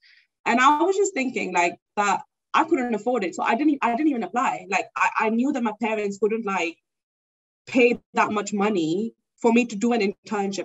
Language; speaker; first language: English; non-native, local second language; Urdu